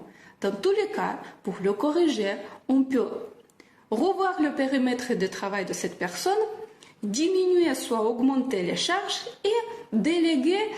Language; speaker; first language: French; non-native, fluent; Russian